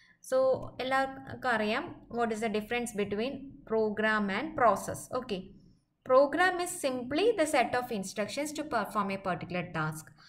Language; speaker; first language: English; non-native, local second language; Malayalam